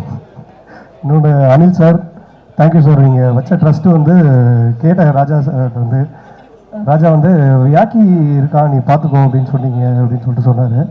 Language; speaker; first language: Tamil; native; Tamil